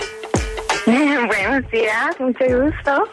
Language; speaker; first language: Spanish; early bilingual, heritage; Hebrew